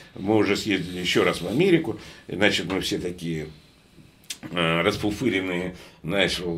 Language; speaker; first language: Russian; native; Russian